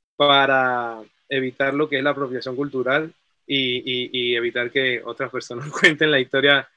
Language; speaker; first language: Spanish; native; Spanish